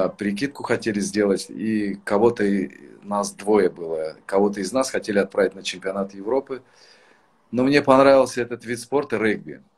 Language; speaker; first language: Russian; native; Russian